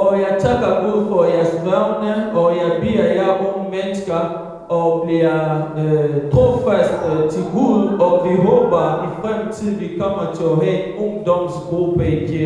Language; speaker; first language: Danish; non-native, fluent; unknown